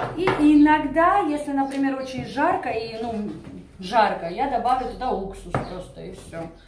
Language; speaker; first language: Russian; non-native, local second language; Georgian